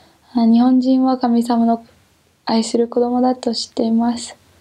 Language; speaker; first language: Japanese; non-native, fluent; English